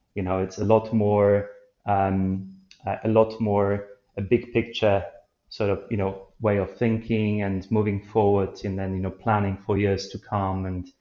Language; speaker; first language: English; non-native, fluent; Polish